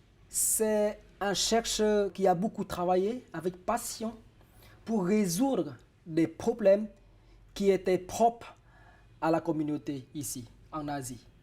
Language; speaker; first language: French; non-native, fluent; Vietnamese